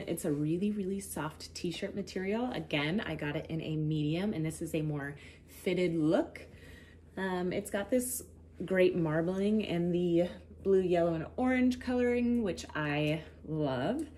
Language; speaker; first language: English; native; English